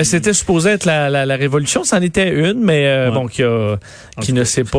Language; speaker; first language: French; native; French